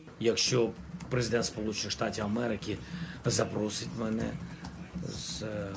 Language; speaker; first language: Ukrainian; non-native, local second language; Russian